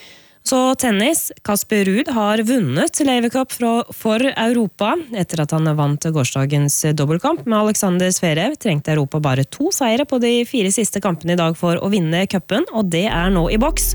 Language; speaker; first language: Norwegian; native; Norwegian